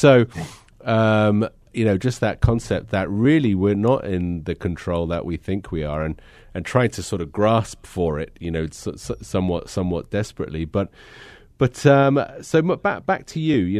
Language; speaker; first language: English; native; English